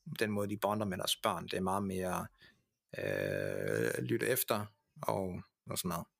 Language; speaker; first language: Danish; early bilingual, other home language; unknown